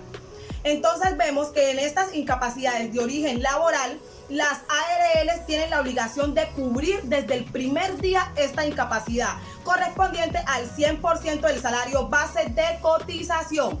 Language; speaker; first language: Spanish; native; Spanish